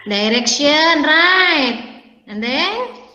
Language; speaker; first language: English; non-native, learner; Indonesian